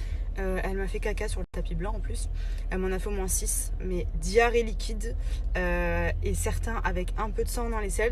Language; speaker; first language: French; native; French